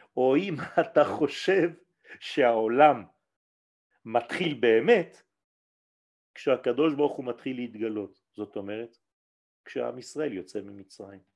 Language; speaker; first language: Hebrew; non-native, fluent; French